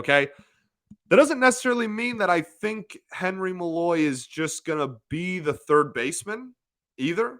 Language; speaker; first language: English; native; English